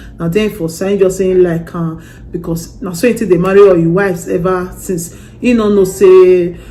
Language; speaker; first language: Nigerian Pidgin; native; Nigerian Pidgin